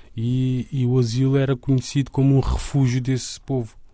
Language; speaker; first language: Portuguese; native; Portuguese